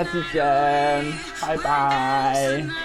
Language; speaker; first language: Chinese; non-native, fluent; French